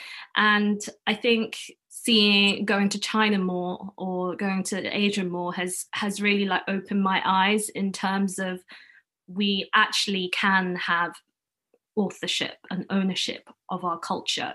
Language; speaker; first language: English; non-native, local second language; Cantonese